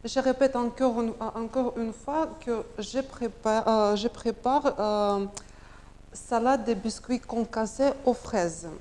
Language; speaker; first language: French; non-native, learner; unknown